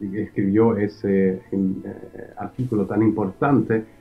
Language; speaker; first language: Spanish; early bilingual, heritage; German